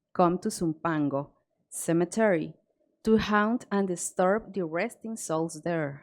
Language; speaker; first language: English; non-native, learner; Spanish